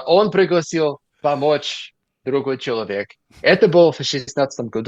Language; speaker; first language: Russian; non-native, learner; English